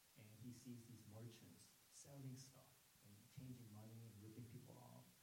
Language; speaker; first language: English; non-native, fluent; Korean